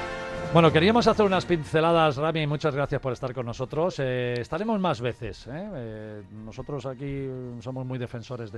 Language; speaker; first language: Spanish; native; Spanish